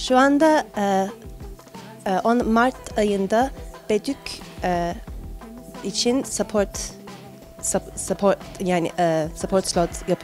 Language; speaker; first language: Turkish; early bilingual, heritage; Turkish